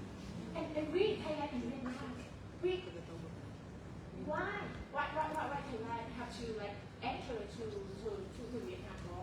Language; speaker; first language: English; non-native, fluent; Thai